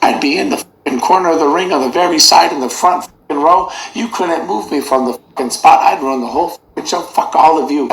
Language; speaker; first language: English; native; English